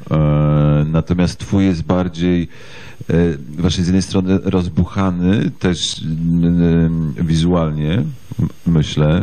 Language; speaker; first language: Polish; native; Polish